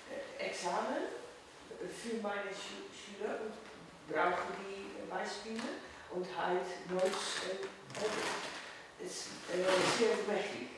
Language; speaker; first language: German; non-native, learner; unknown